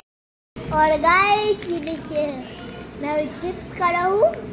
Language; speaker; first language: Hindi; non-native, local second language; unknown